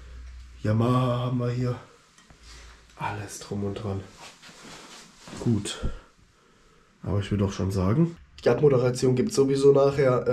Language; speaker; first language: German; native; German